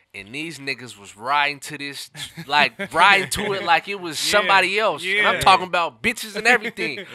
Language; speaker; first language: English; native; English